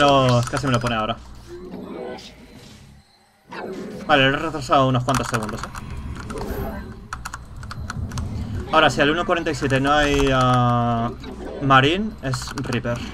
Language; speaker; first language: Spanish; native; Spanish